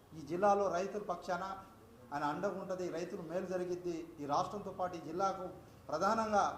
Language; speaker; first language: Telugu; non-native, local second language; Lambadi